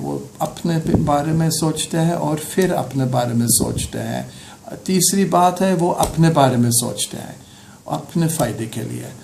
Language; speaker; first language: Urdu; non-native, fluent; Norwegian